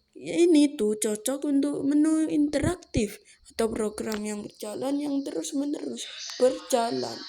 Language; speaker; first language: Indonesian; native; Indonesian